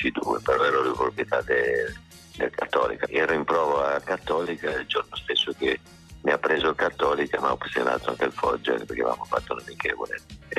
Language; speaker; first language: Italian; native; Italian